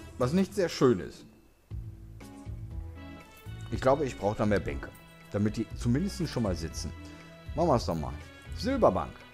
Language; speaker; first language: German; native; German